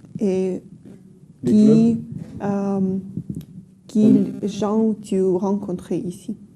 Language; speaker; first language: French; non-native, learner; Ukrainian